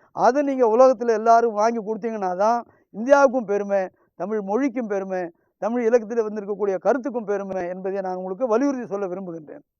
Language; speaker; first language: Tamil; non-native, local second language; Hindi